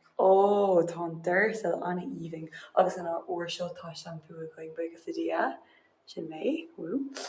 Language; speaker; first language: Irish; non-native, local second language; English